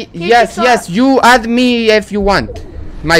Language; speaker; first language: English; non-native, learner; Spanish